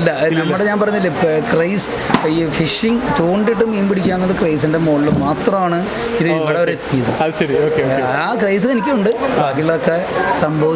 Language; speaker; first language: Malayalam; native; Malayalam